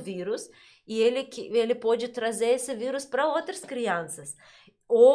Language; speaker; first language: Portuguese; non-native, learner; Russian